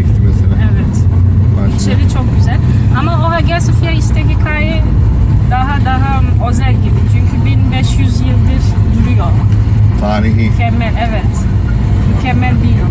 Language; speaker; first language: Turkish; non-native, fluent; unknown